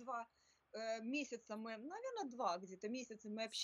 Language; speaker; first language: Russian; native; Russian